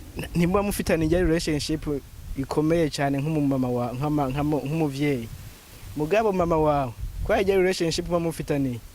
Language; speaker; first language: Rundi; native; Rundi